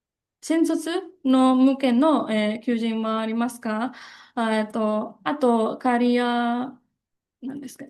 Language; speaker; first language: Japanese; non-native, fluent; Indonesian